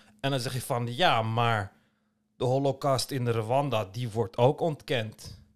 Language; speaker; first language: Dutch; early bilingual, other home language; Turkish